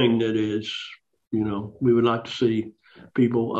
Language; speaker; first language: English; native; English